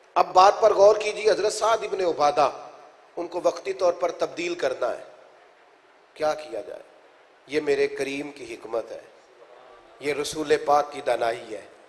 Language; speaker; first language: Urdu; non-native, local second language; Punjabi